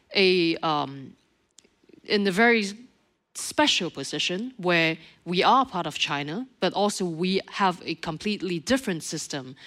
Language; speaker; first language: English; native; English